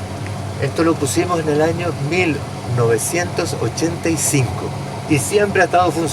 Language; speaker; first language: Spanish; native; Spanish